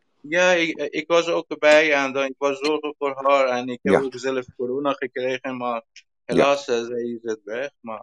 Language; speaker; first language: Dutch; non-native, learner; Persian